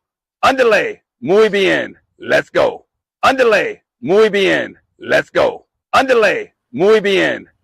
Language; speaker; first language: Spanish; non-native, learner; English